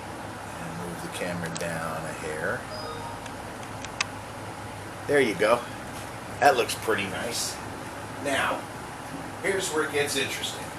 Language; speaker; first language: English; native; English